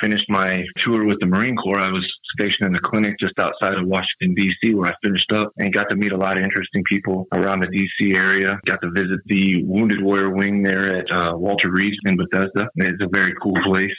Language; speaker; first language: English; native; English